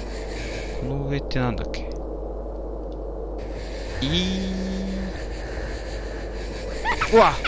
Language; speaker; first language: Japanese; native; Japanese